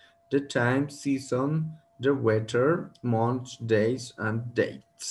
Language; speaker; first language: English; non-native, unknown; Spanish